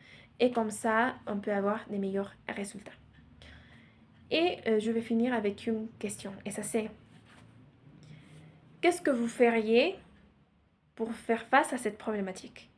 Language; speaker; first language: French; non-native, learner; Spanish